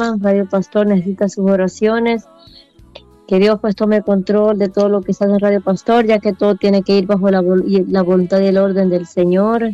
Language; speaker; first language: Spanish; native; Spanish